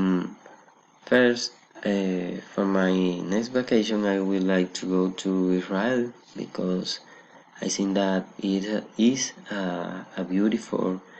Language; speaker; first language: English; non-native, learner; Spanish